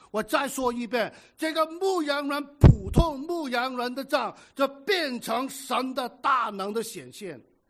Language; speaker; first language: Chinese; native; Chinese